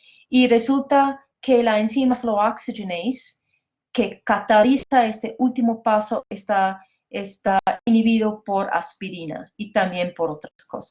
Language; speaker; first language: Spanish; non-native, fluent; English